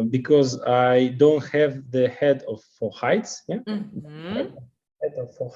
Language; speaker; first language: English; non-native, learner; Russian